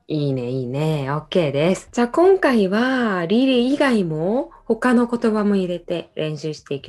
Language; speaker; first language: Japanese; non-native, fluent; Korean